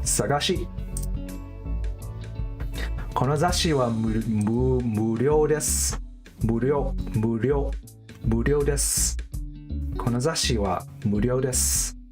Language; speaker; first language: Japanese; non-native, learner; English